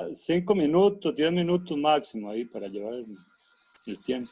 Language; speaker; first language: Portuguese; non-native, fluent; Spanish